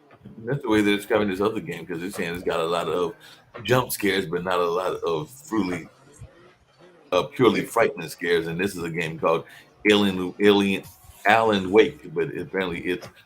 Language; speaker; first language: English; native; English